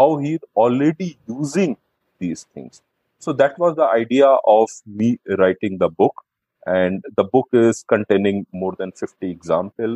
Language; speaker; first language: English; non-native, local second language; Hindi